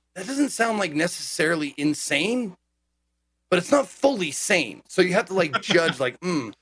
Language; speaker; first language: English; native; English